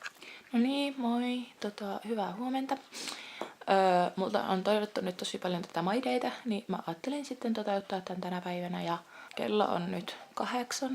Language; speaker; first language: Finnish; native; Finnish